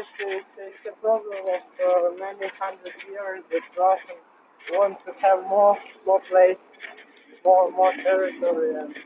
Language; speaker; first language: English; non-native, learner; Ukrainian